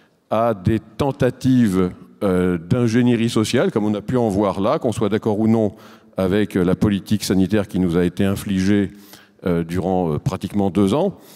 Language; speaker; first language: French; native; French